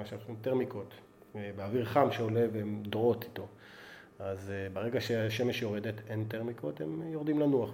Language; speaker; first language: Hebrew; native; Hebrew